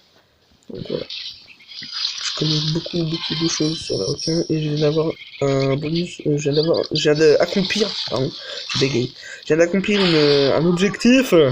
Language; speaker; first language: French; native; French